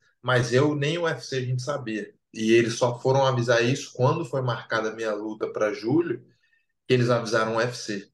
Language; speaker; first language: Portuguese; native; Portuguese